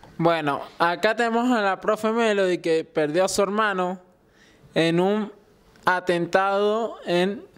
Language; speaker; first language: Spanish; native; Spanish